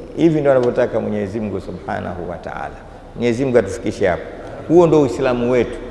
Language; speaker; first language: Swahili; native; Swahili